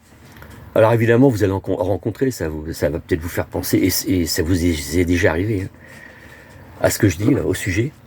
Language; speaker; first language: French; native; French